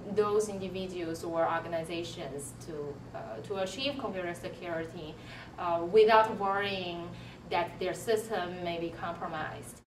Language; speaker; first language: English; non-native, fluent; Chinese